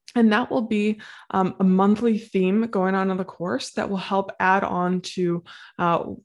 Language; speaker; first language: English; native; English